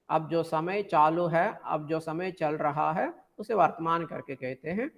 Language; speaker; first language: Hindi; non-native, local second language; Telugu